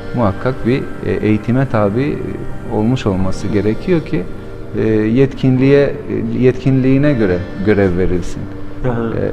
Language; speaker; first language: Turkish; non-native, fluent; Albanian